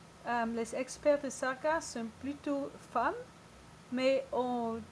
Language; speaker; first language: French; non-native, learner; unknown